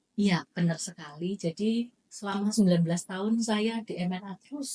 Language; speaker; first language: Indonesian; native; Indonesian